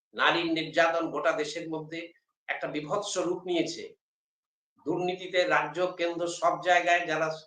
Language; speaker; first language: Bangla; native; Bangla